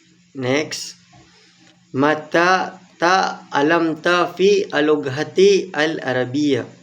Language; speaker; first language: Arabic; non-native, learner; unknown